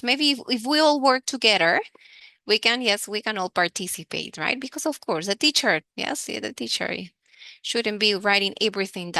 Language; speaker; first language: English; non-native, fluent; Spanish